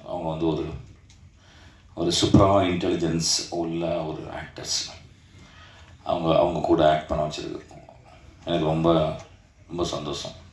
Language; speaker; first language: Tamil; native; Tamil